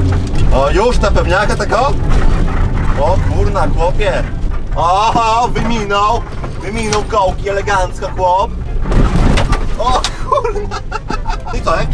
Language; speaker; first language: Polish; native; Polish